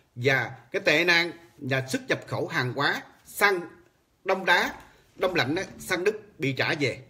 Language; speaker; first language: Vietnamese; native; Vietnamese